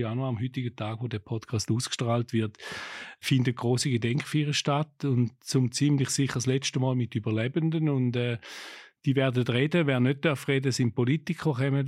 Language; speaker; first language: German; native; German